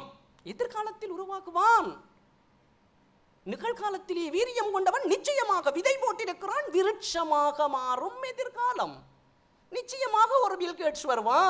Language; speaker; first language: Tamil; native; Tamil